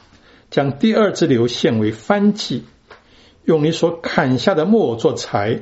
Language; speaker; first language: Chinese; native; Chinese